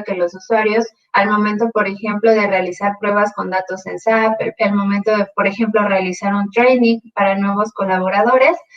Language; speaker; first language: Spanish; native; Spanish